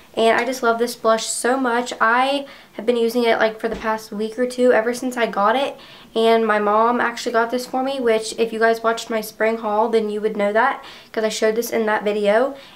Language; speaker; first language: English; native; English